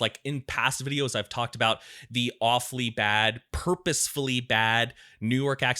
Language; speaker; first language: English; native; English